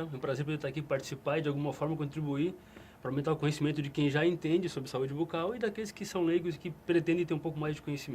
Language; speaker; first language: Portuguese; native; Portuguese